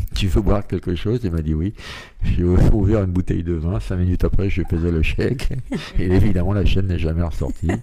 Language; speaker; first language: French; native; French